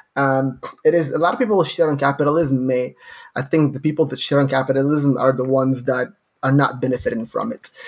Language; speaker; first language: English; non-native, fluent; Arabic